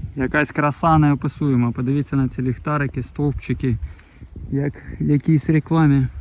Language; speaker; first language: Ukrainian; non-native, local second language; Russian